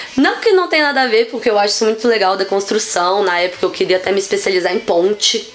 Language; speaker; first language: Portuguese; native; Portuguese